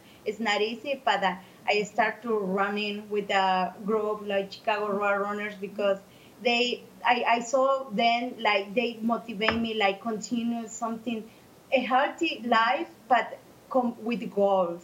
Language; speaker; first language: English; non-native, learner; Spanish